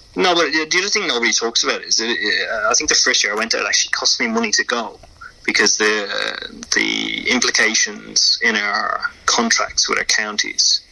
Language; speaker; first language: English; native; English